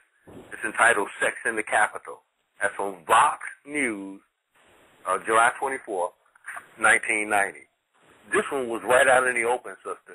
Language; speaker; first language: English; native; English